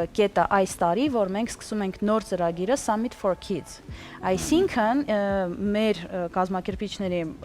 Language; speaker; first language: Armenian; early bilingual, heritage; Armenian